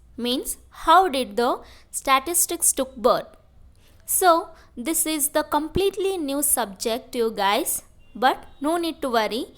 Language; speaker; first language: English; non-native, local second language; Kannada